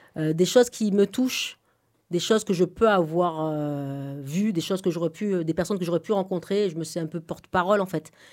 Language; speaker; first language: French; native; French